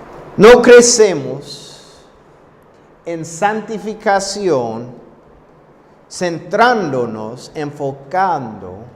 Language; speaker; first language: Spanish; non-native, fluent; English